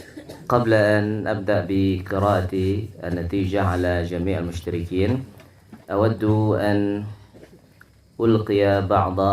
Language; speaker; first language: Arabic; non-native, fluent; Indonesian